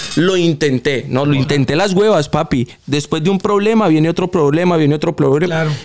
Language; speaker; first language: Spanish; native; Spanish